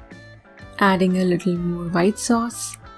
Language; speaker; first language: English; non-native, local second language; Hindi